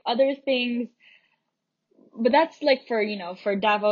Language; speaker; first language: English; native; English